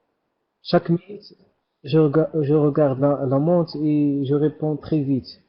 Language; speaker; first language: French; non-native, learner; Arabic